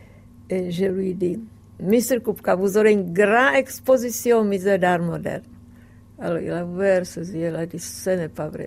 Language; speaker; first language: French; non-native, fluent; Czech